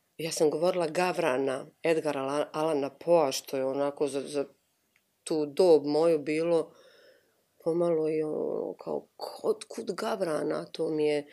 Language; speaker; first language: Croatian; native; Croatian